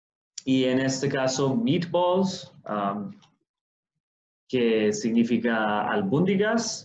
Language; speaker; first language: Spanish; non-native, fluent; Swedish